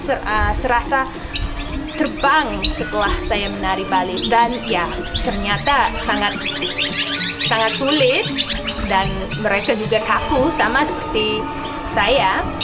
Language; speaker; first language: Indonesian; non-native, fluent; English